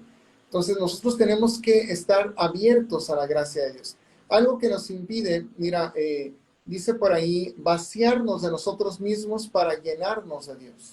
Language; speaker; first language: Spanish; native; Spanish